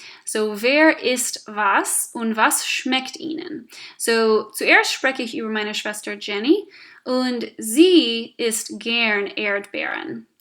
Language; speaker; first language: German; non-native, fluent; English